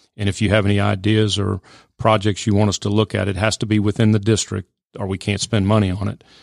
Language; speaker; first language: English; native; English